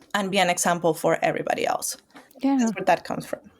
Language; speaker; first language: English; non-native, fluent; Spanish